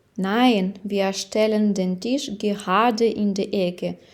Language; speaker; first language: German; non-native, fluent; Ukrainian